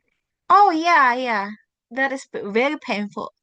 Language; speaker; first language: English; non-native, fluent; Indonesian